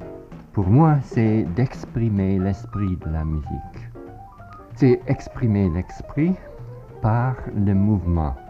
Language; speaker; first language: French; non-native, fluent; English